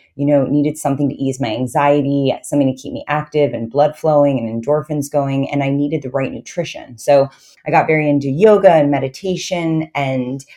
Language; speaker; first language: English; native; English